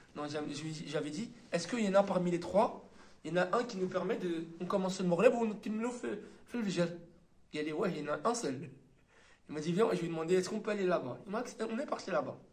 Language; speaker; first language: French; native; French